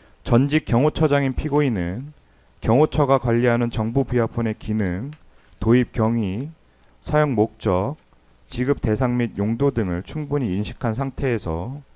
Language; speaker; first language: Korean; native; Korean